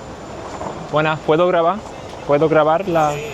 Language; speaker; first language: Spanish; non-native, fluent; English